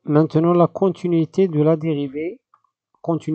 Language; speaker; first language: French; non-native, local second language; Arabic